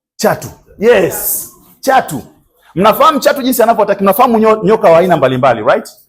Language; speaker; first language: Swahili; native; Swahili